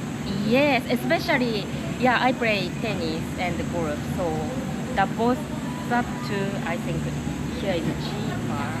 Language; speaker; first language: English; non-native, learner; Japanese